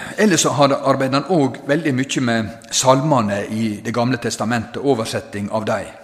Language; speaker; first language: Norwegian; native; Norwegian